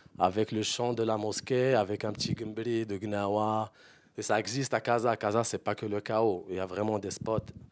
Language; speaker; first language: French; non-native, local second language; Arabic